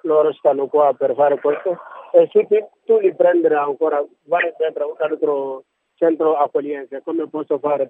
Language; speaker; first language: Italian; non-native, learner; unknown